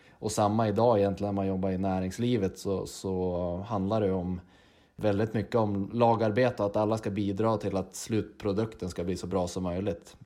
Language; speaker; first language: Swedish; native; Swedish